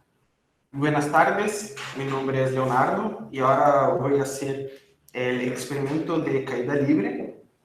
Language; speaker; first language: Spanish; non-native, fluent; Portuguese